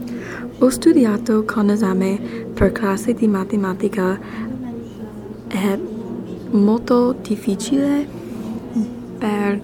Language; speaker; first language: Italian; non-native, learner; English